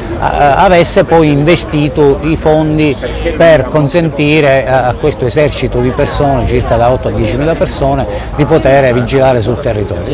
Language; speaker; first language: Italian; native; Italian